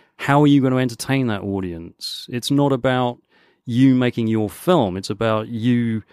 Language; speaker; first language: English; native; English